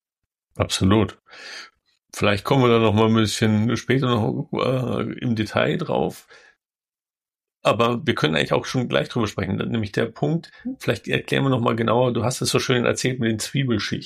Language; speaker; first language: German; native; German